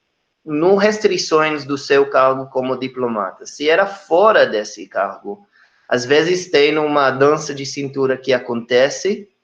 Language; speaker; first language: Portuguese; non-native, fluent; Hebrew